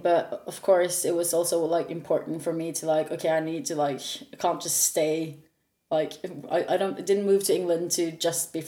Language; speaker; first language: English; non-native, fluent; Norwegian